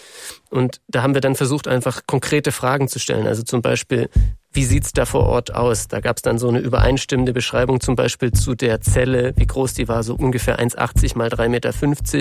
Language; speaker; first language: German; native; German